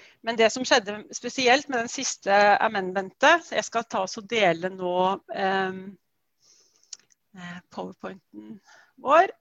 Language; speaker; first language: Norwegian; native; Norwegian